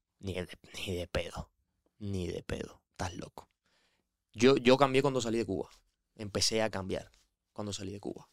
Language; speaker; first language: Spanish; native; Spanish